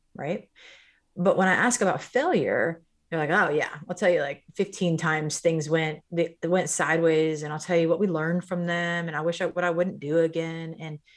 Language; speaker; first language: English; native; English